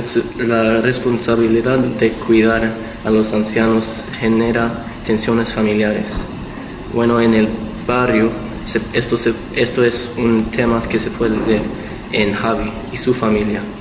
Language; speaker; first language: Spanish; early bilingual, heritage; Spanish